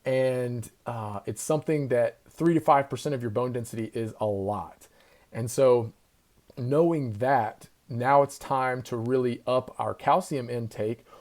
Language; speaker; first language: English; native; English